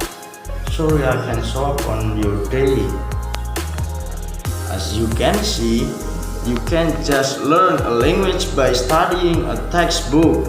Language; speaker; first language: English; non-native, learner; Indonesian